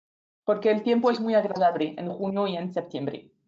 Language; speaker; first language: Spanish; non-native, fluent; French